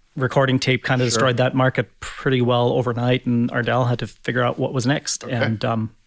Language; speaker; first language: English; non-native, fluent; German